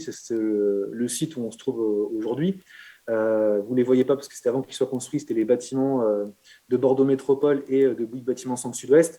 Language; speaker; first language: French; native; French